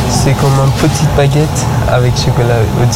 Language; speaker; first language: French; non-native, learner; Persian